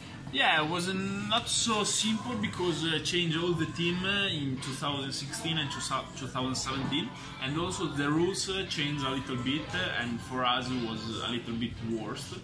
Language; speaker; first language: English; non-native, fluent; Italian